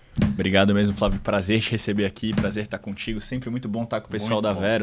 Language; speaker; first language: Portuguese; native; Portuguese